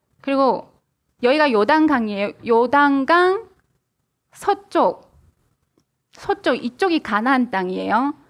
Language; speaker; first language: Korean; native; Korean